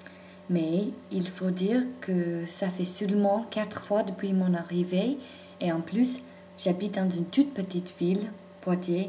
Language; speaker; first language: French; non-native, fluent; English